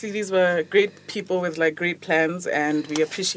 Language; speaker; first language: English; non-native, local second language; Tswana